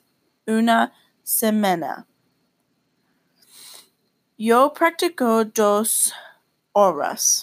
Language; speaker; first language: Spanish; non-native, learner; English